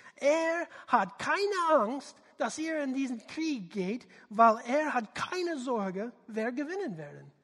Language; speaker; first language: German; non-native, learner; English